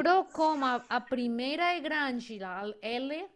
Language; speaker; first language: Portuguese; non-native, learner; Spanish